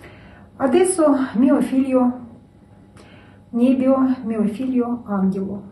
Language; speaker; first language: Italian; non-native, learner; Ukrainian